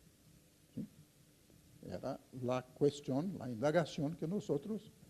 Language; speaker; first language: Spanish; non-native, fluent; Portuguese